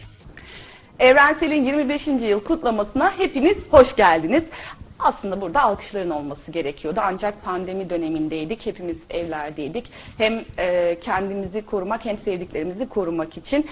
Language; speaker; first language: Turkish; native; Turkish